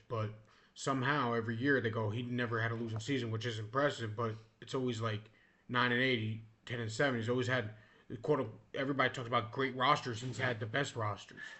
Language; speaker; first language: English; native; English